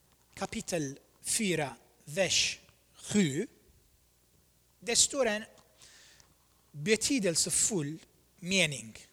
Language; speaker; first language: Swedish; non-native, fluent; Armenian